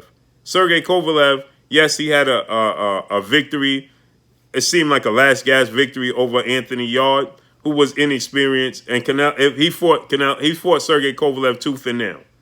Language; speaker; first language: English; native; English